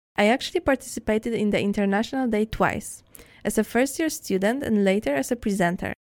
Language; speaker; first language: English; non-native, fluent; Polish